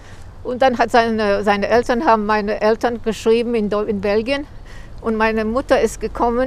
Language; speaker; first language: German; early bilingual, heritage; German